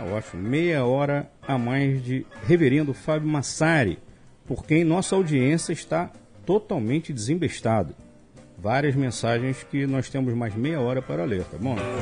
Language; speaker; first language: Portuguese; native; Portuguese